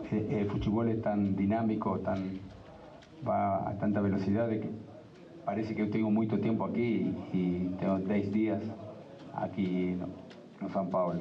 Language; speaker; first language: Spanish; non-native, fluent; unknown